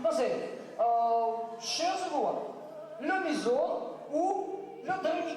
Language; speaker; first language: French; non-native, learner; Russian